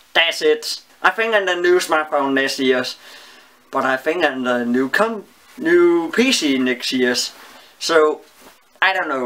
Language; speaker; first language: English; non-native, learner; Danish